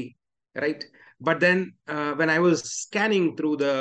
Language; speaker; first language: English; non-native, local second language; Malayalam